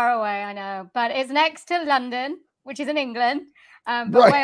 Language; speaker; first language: English; native; English